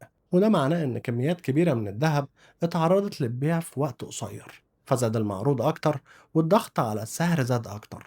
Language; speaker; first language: Arabic; native; Arabic